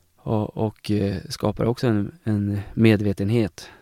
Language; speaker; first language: Swedish; native; Swedish